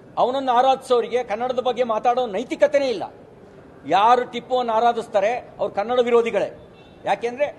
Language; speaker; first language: Kannada; native; Kannada